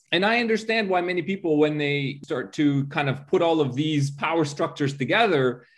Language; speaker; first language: English; early bilingual, other home language; Arabic